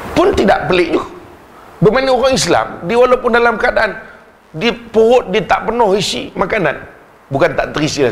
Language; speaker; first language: Malay; native; Malay